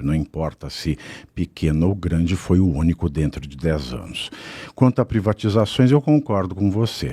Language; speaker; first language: Portuguese; native; Portuguese